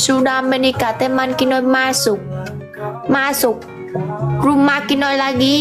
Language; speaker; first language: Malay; non-native, learner; Vietnamese